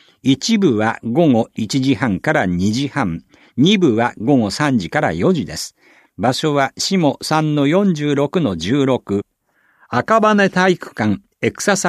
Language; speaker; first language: Japanese; native; Japanese